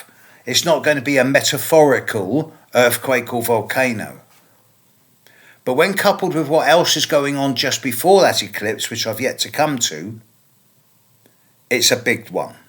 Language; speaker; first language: English; native; English